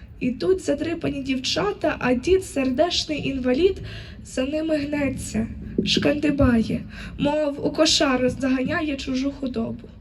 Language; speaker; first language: Ukrainian; native; Ukrainian